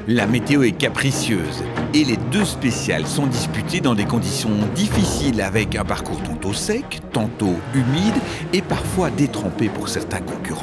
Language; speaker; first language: French; native; French